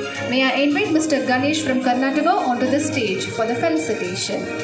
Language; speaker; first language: English; non-native, local second language; Tamil